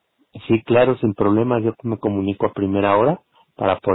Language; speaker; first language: Spanish; native; Spanish